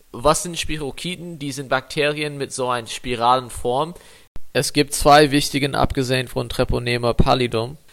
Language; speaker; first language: German; non-native, fluent; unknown